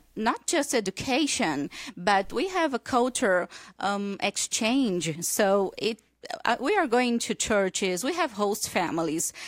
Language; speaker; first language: English; non-native, fluent; Portuguese